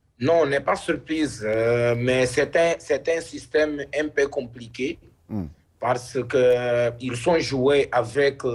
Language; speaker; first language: French; non-native, learner; Portuguese